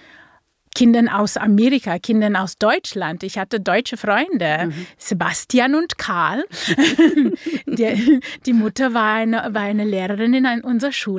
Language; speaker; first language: German; non-native, fluent; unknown